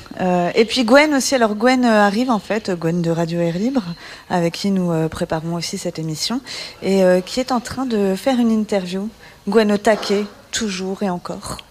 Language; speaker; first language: French; native; French